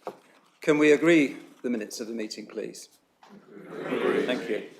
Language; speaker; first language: English; native; English